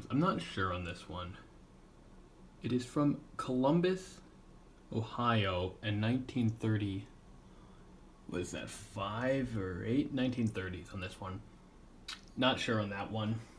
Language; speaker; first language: English; native; English